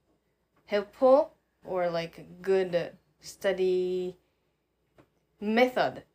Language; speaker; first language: English; non-native, fluent; Japanese